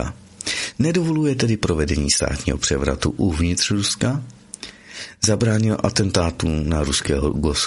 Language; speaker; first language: Czech; native; Czech